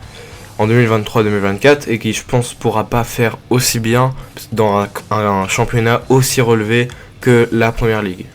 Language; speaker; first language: French; native; French